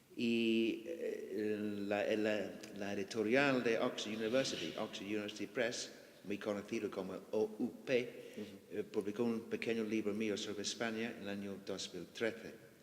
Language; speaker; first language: Spanish; non-native, fluent; English